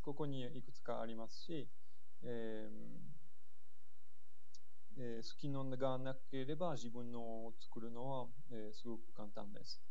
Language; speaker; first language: Japanese; non-native, fluent; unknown